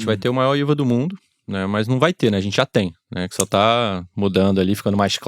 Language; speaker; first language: Portuguese; native; Portuguese